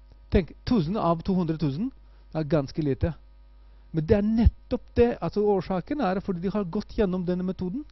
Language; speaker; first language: Norwegian; non-native, fluent; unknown